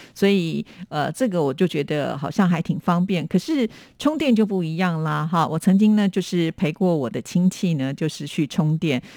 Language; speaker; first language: Chinese; native; Chinese